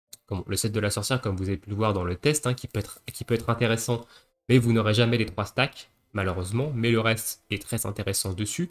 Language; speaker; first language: French; native; French